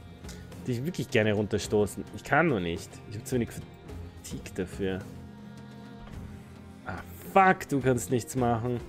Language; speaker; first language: German; native; German